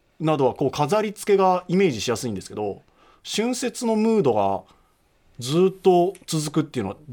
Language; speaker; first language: Japanese; native; Japanese